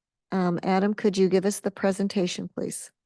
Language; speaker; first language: English; native; English